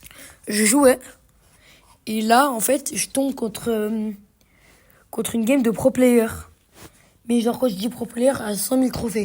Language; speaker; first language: French; native; French